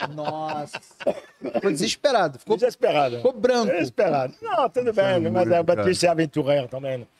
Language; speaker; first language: Portuguese; non-native, fluent; French